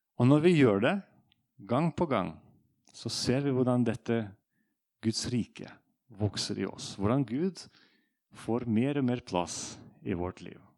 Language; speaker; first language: Norwegian; non-native, fluent; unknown